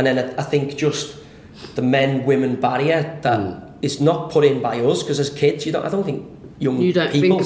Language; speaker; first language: English; native; English